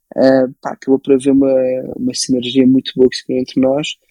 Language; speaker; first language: Portuguese; early bilingual, other home language; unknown